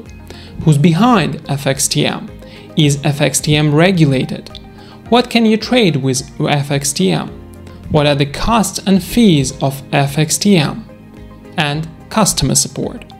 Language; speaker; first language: English; non-native, fluent; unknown